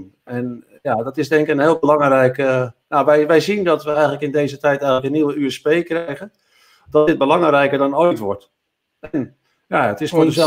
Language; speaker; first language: Dutch; native; Dutch